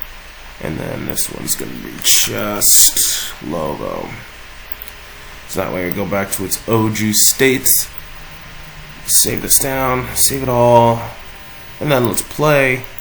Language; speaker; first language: English; native; English